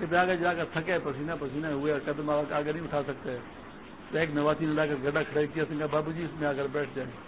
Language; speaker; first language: Urdu; non-native, local second language; Pashto